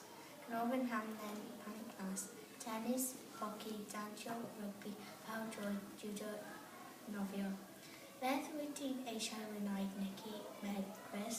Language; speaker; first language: Welsh; non-native, learner; English